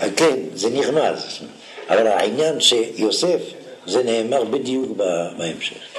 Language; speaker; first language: Hebrew; non-native, fluent; French